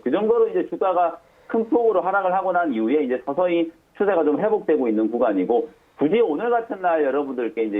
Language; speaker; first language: Korean; native; Korean